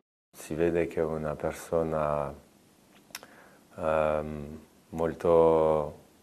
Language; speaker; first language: Italian; non-native, fluent; French